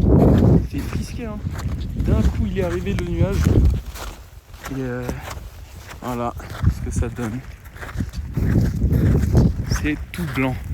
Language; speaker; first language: French; native; French